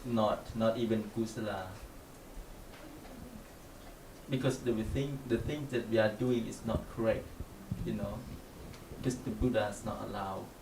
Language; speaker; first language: English; non-native, learner; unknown